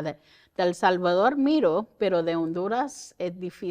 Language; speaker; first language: Spanish; early bilingual, heritage; Spanish